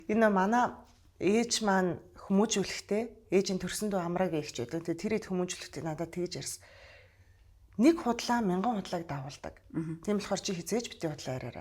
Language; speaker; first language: Mongolian; native; Mongolian